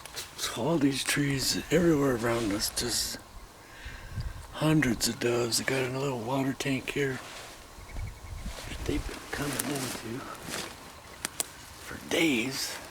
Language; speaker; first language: English; native; English